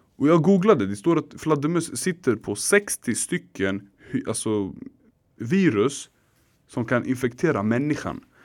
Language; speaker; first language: Swedish; early bilingual, other home language; Arabic